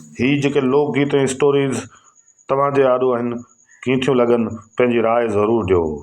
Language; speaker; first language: Sindhi; native; Sindhi